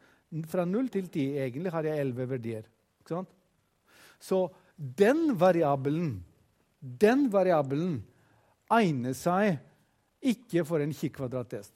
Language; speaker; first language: Norwegian; non-native, fluent; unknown